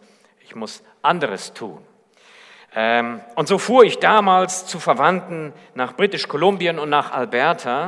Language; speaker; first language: German; native; German